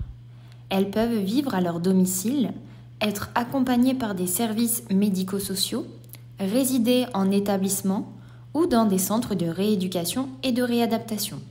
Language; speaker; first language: French; native; French